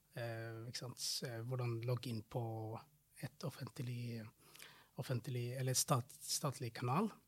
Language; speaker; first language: Norwegian; non-native, fluent; Somali